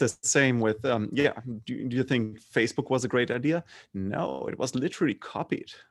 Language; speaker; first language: English; non-native, fluent; German